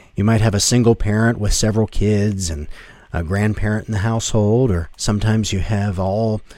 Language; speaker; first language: English; native; English